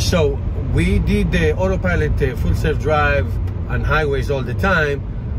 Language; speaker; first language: English; non-native, fluent; Hebrew